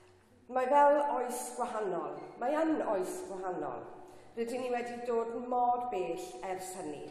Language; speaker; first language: Welsh; non-native, local second language; English